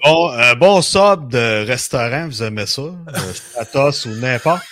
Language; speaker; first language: French; native; French